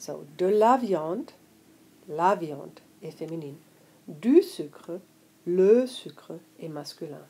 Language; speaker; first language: French; non-native, fluent; English